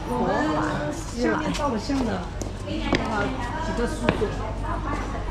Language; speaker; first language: Chinese; native; Chinese